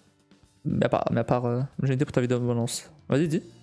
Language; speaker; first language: French; native; French